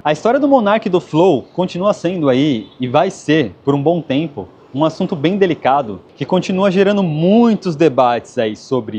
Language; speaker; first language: Portuguese; native; Portuguese